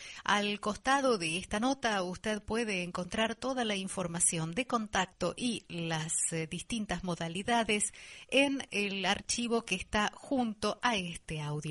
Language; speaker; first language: Spanish; native; Spanish